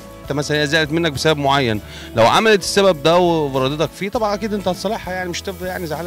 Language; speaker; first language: Arabic; native; Arabic